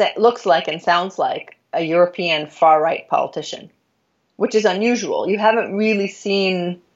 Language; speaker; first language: English; non-native, fluent; Norwegian